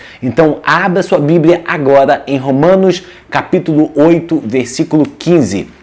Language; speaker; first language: Portuguese; native; Portuguese